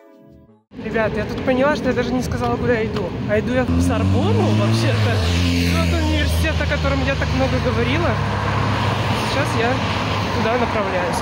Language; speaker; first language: Russian; native; Russian